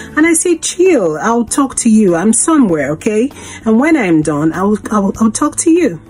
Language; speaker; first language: English; non-native, local second language; Igbo